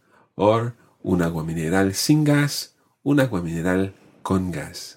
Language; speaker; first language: Spanish; non-native, fluent; English